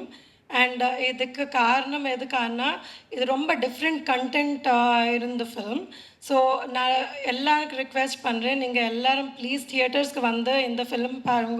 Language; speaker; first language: Tamil; non-native, learner; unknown